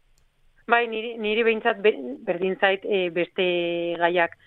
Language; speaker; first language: Basque; non-native, local second language; Spanish